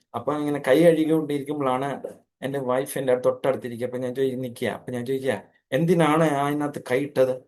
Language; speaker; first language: Malayalam; native; Malayalam